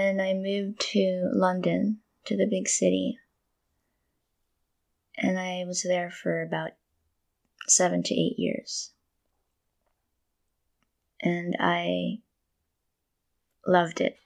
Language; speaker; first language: English; non-native, local second language; Filipino